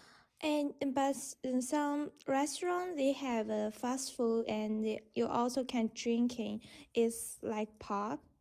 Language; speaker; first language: English; non-native, learner; Chinese